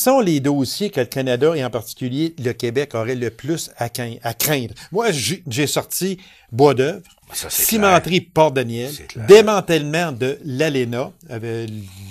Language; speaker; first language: French; native; French